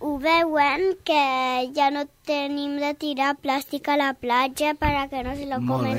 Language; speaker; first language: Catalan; non-native, local second language; Spanish